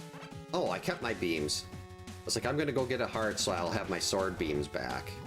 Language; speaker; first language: English; native; English